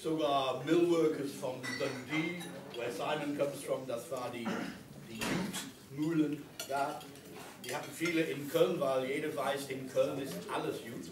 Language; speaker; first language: German; non-native, fluent; English